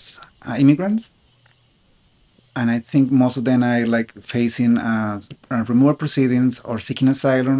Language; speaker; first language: English; non-native, fluent; Spanish